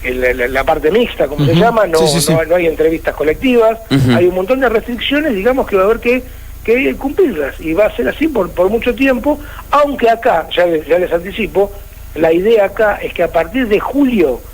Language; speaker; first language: Spanish; native; Spanish